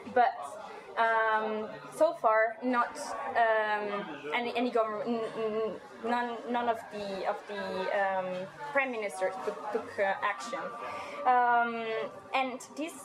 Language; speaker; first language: English; non-native, fluent; Italian